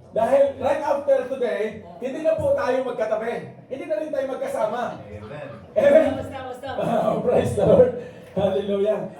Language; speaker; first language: Filipino; non-native, local second language; Cebuano